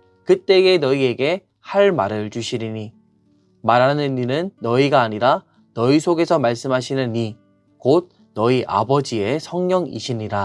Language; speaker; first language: Korean; native; Korean